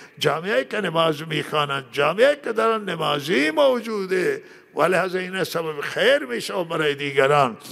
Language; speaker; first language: Persian; non-native, local second language; Baluchi